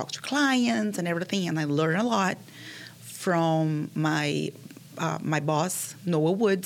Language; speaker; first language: English; non-native, fluent; Portuguese